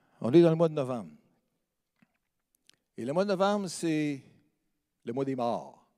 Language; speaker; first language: French; native; French